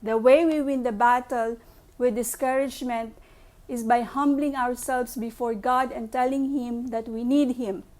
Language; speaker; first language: English; non-native, local second language; Filipino